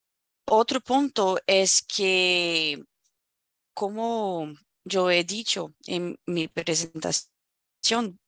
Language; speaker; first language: Spanish; non-native, fluent; Portuguese